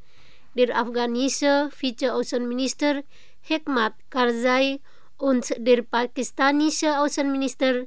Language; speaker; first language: German; non-native, fluent; Indonesian